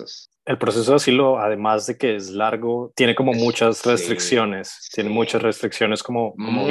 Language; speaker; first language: Spanish; native; Spanish